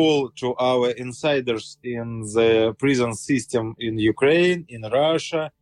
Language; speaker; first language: English; non-native, learner; Russian